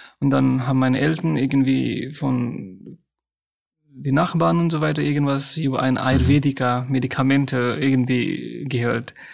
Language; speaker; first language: German; non-native, fluent; Nepali